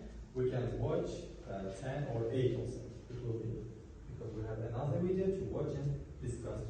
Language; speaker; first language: English; non-native, fluent; Uzbek